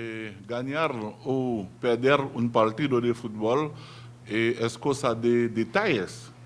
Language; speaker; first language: Spanish; non-native, learner; Haitian Creole